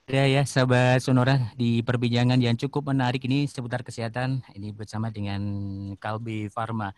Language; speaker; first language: Indonesian; native; Indonesian